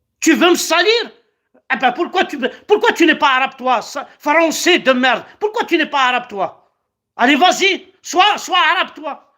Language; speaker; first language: French; non-native, local second language; Kabyle